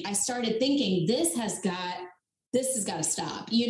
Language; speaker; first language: English; native; English